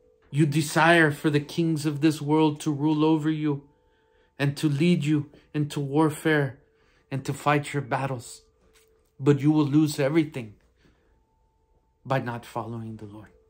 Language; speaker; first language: English; native; English